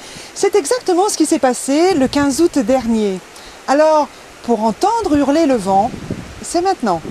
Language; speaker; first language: French; native; French